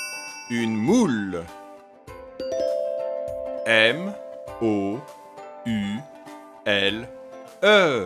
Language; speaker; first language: French; native; French